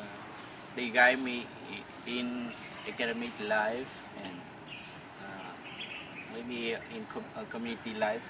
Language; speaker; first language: English; non-native, fluent; Vietnamese